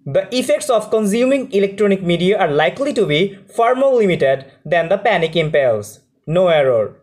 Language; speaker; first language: English; non-native, local second language; Bangla